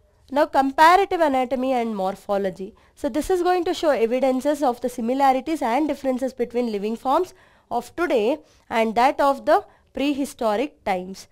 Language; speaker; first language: English; non-native, local second language; Kannada